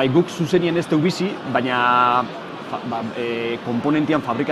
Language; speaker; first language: Basque; native; Basque